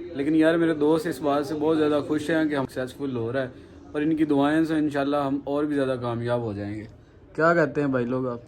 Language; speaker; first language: Urdu; non-native, local second language; Punjabi